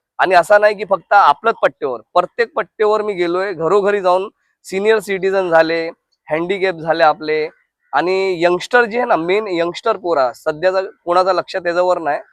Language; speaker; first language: Marathi; non-native, local second language; Hindi